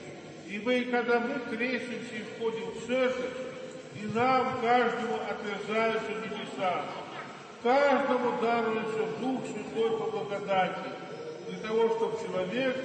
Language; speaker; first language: Russian; native; Russian